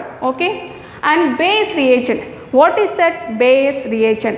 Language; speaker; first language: English; non-native, local second language; Tamil